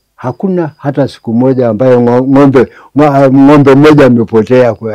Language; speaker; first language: Swahili; non-native, local second language; Masai